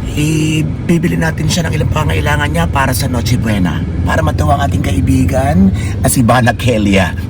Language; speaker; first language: Filipino; native; Filipino